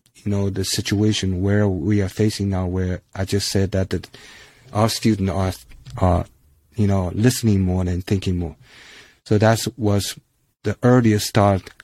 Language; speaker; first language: English; non-native, fluent; Chinese